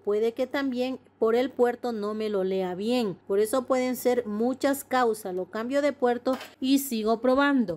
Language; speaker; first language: Spanish; native; Spanish